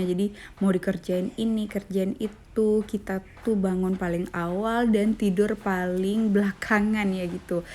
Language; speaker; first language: Indonesian; native; Indonesian